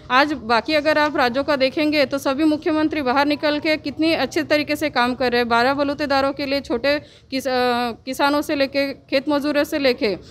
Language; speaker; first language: Hindi; non-native, local second language; Marathi